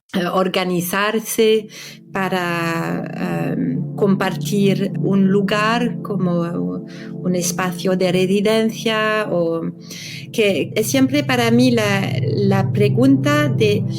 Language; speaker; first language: Spanish; non-native, fluent; French